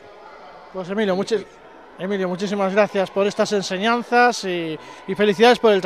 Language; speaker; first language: Spanish; native; Spanish